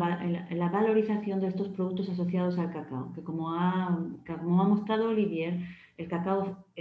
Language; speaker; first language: Spanish; native; Spanish